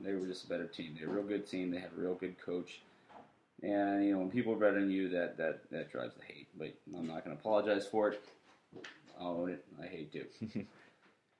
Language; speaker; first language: English; native; English